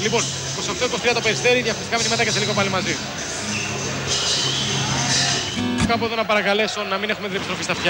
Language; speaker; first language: Greek; native; Greek